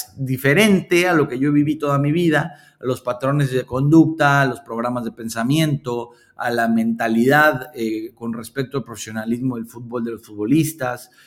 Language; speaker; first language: Spanish; native; Spanish